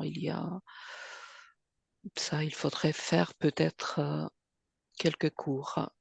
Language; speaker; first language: French; non-native, fluent; Spanish